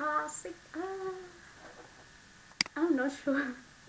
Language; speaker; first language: English; non-native, learner; Vietnamese